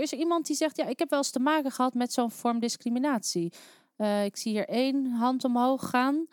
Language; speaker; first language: Dutch; native; Dutch